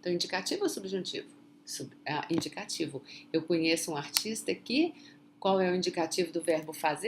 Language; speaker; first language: Portuguese; non-native, fluent; English